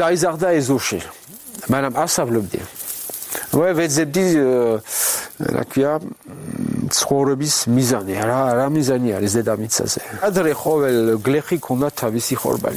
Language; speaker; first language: Georgian; non-native, learner; French